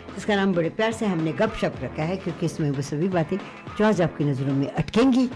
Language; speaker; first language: Hindi; native; Hindi